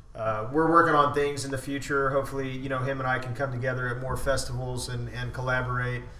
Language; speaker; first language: English; native; English